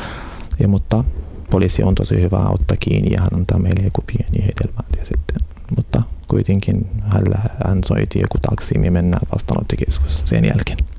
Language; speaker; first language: Finnish; non-native, learner; Arabic